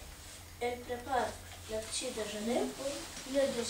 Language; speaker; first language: French; non-native, learner; Russian